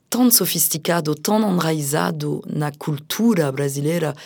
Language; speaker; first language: Portuguese; non-native, fluent; French